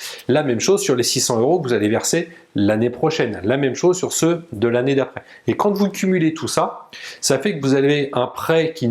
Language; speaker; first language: French; native; French